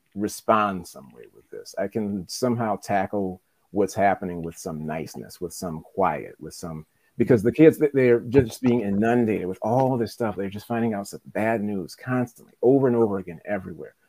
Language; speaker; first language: English; native; English